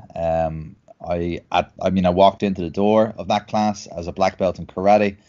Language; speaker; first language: English; native; English